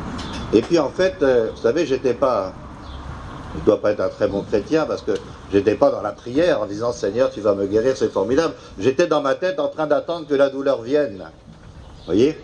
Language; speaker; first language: French; native; French